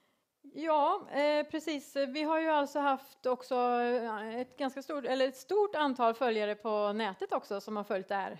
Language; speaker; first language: Swedish; native; Swedish